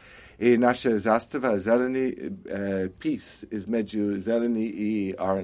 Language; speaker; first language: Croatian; non-native, learner; English